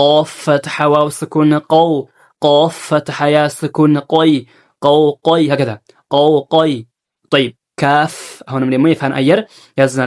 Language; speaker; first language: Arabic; non-native, fluent; Amharic